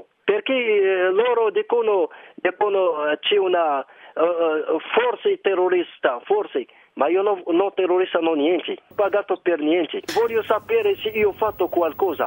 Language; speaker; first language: Italian; non-native, learner; Arabic